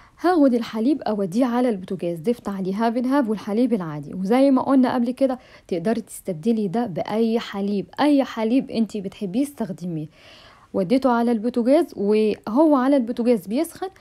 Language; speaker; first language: Arabic; native; Arabic